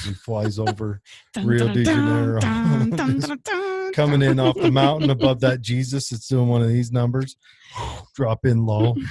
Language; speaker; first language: English; native; English